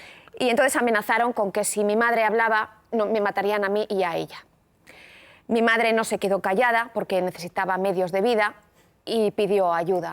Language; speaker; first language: Spanish; native; Spanish